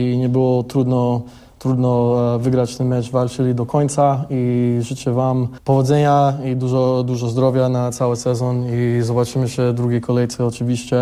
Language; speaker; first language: Polish; early bilingual, heritage; Polish